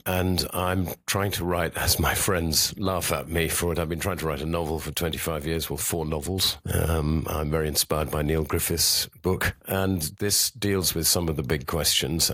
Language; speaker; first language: English; native; English